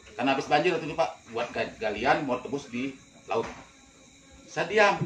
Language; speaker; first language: Indonesian; non-native, local second language; Balinese